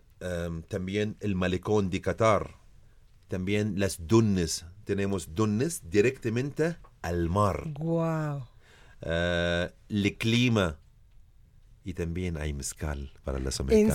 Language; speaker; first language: Spanish; non-native, learner; Arabic